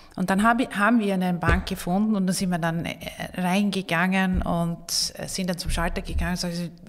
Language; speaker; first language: German; non-native, fluent; Swedish